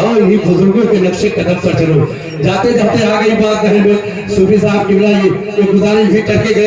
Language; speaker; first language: Urdu; native; Urdu